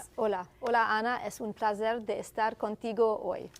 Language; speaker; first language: Spanish; non-native, learner; Haitian Creole